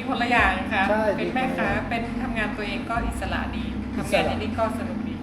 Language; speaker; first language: Thai; native; Thai